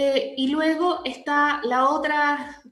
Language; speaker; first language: Spanish; native; Spanish